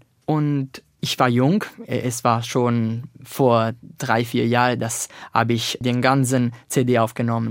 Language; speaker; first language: German; non-native, learner; Italian